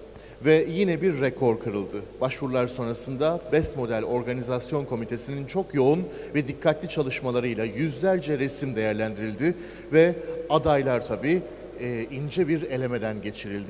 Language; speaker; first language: Turkish; native; Turkish